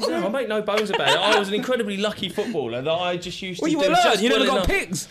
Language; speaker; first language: English; native; English